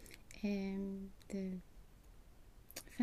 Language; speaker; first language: French; non-native, learner; Swedish